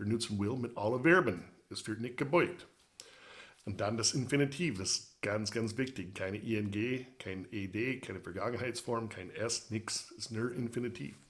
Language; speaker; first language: German; non-native, fluent; English